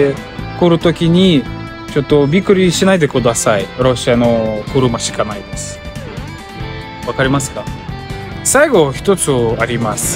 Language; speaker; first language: Japanese; non-native, learner; Russian